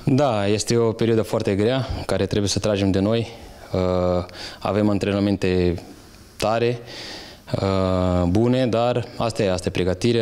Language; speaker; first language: Romanian; non-native, fluent; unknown